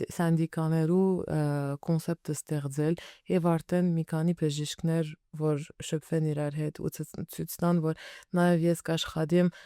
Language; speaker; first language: Armenian; early bilingual, heritage; Armenian